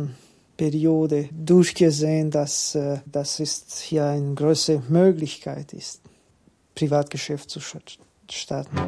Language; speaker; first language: German; non-native, learner; Hungarian